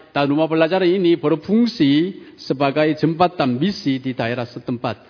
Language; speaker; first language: Indonesian; non-native, fluent; Korean